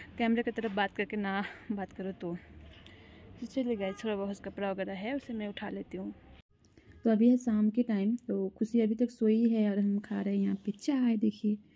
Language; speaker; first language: Hindi; non-native, local second language; Nepali